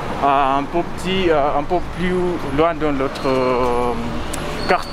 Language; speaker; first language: French; non-native, fluent; Luo (Kenya and Tanzania)